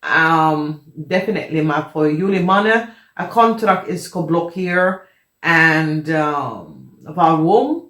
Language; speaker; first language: Dutch; non-native, fluent; English